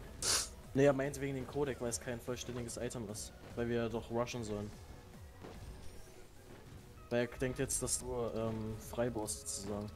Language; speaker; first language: German; native; German